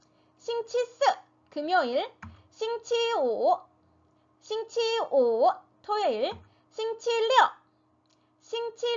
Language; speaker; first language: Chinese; non-native, fluent; Korean